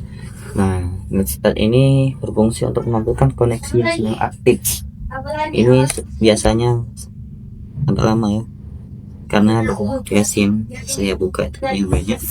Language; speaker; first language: Indonesian; native; Indonesian